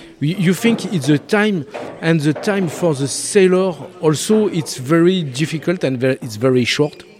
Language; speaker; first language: English; non-native, learner; French